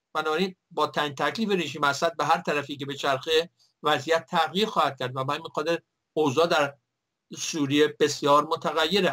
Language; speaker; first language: Persian; native; Persian